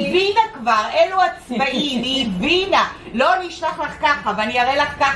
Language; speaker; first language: Hebrew; native; Hebrew